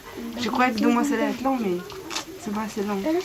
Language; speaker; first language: French; native; French